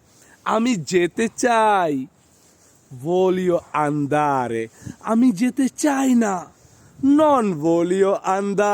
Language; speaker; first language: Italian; non-native, fluent; Bangla